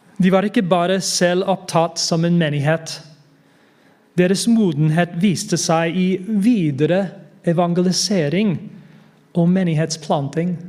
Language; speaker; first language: Norwegian; non-native, fluent; English